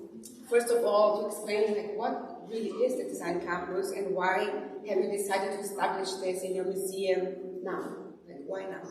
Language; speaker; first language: English; non-native, fluent; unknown